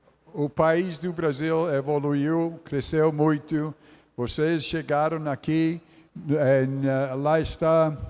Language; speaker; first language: Portuguese; non-native, fluent; English